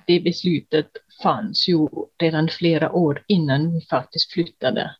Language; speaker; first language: Swedish; non-native, fluent; German